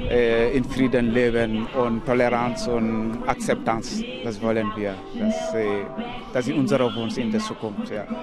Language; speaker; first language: German; non-native, learner; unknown